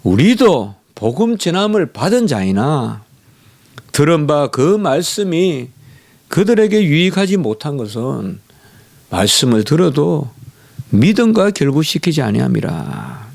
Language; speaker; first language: Korean; native; Korean